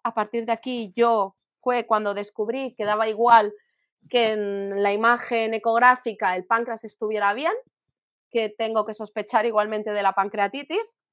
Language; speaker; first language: Spanish; native; Spanish